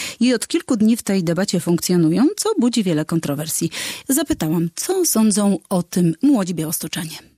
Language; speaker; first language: Polish; native; Polish